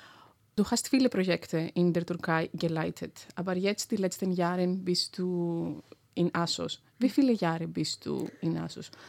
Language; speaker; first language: German; non-native, fluent; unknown